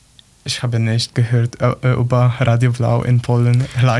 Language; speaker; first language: German; non-native, learner; Polish